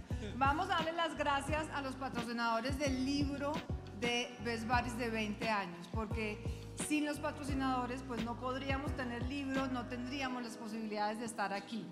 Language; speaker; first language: Spanish; native; Spanish